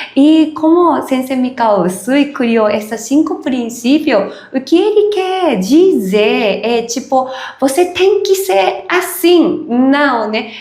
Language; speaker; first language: Portuguese; non-native, learner; Japanese